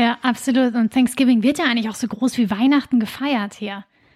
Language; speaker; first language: German; native; German